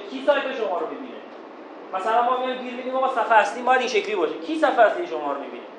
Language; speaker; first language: Persian; non-native, local second language; Azerbaijani